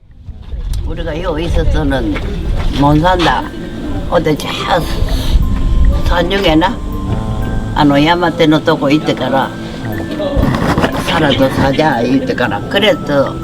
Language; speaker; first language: Korean; early bilingual, heritage; Korean